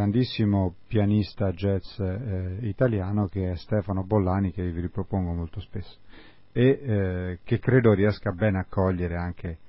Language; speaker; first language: Italian; native; Italian